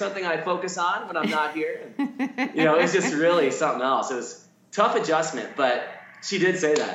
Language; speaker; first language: English; native; English